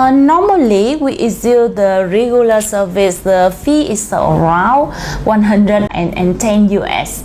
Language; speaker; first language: English; non-native, learner; Vietnamese